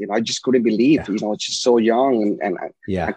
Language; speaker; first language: English; non-native, fluent; Spanish